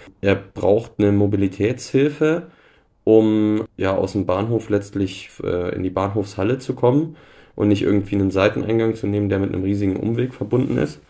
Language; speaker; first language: German; native; German